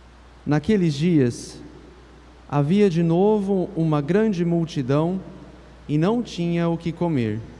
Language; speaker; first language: Portuguese; native; Portuguese